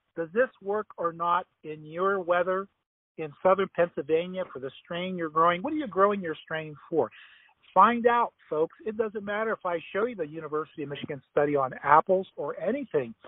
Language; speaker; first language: English; native; English